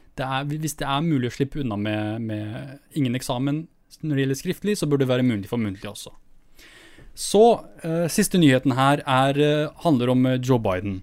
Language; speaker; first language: Norwegian; early bilingual, other home language; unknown